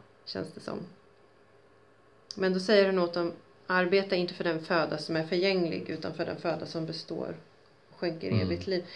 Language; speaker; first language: Swedish; native; Swedish